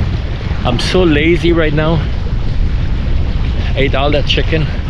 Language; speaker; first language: English; native; English